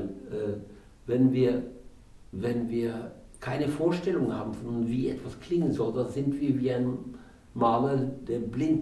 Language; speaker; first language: German; non-native, fluent; Norwegian